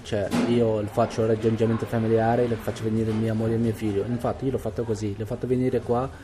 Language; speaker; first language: Italian; non-native, learner; Arabic